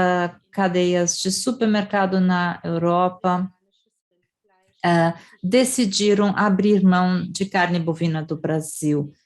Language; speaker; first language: Portuguese; non-native, fluent; German